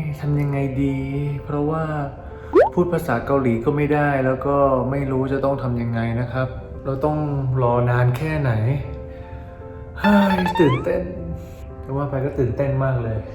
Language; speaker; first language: Thai; native; Thai